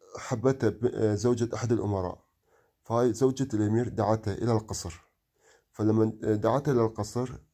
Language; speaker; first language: Arabic; non-native, local second language; Kurdish